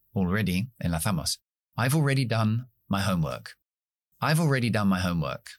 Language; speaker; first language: Spanish; non-native, fluent; English